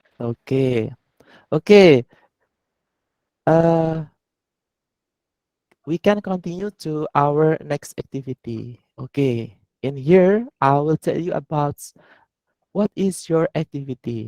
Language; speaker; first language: English; non-native, learner; Indonesian